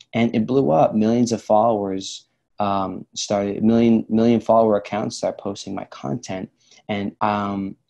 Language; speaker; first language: English; early bilingual, other home language; Arabic